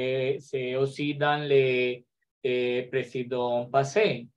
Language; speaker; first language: French; non-native, learner; Spanish